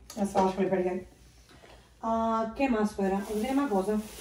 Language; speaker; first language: Spanish; native; Spanish